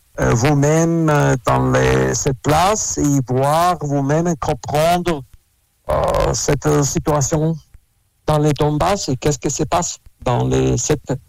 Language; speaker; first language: French; non-native, learner; Russian